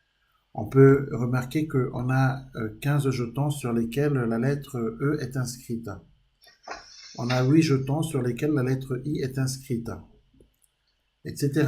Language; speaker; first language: French; native; French